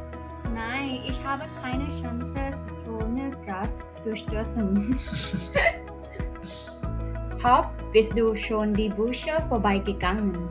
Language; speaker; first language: German; non-native, learner; Thai